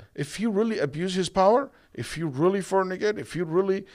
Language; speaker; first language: English; non-native, fluent; Arabic